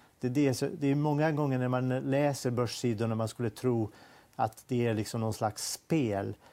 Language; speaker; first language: Swedish; non-native, fluent; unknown